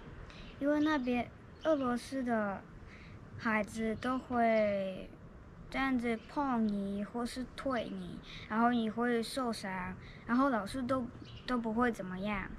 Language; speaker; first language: Chinese; early bilingual, other home language; Russian